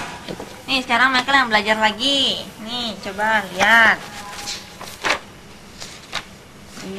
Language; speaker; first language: Indonesian; native; Indonesian